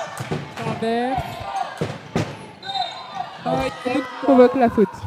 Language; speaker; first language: French; native; French